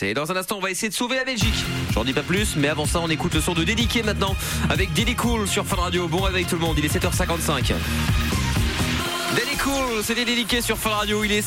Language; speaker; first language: French; native; French